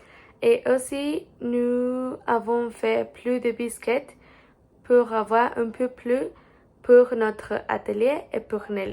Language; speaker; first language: French; non-native, learner; Spanish